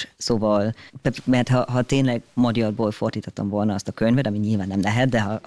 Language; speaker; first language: Hungarian; early bilingual, heritage; German